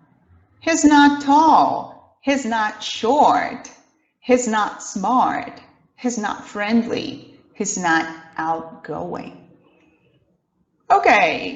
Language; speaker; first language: English; non-native, fluent; Portuguese